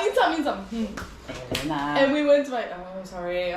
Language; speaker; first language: English; non-native, fluent; Bulgarian